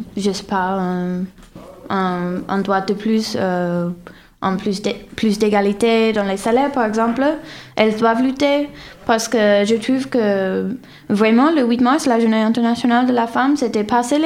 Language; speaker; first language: French; non-native, fluent; English